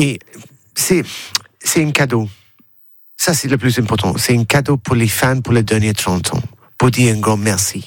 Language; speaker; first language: French; non-native, learner; English